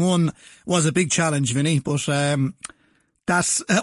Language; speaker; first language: English; native; English